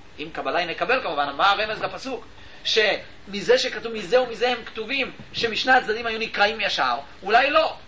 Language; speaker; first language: Hebrew; native; Hebrew